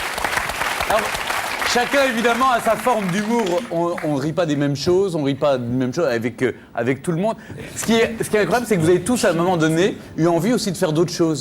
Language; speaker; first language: French; native; French